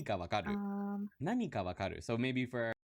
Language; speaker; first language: Japanese; non-native, fluent; English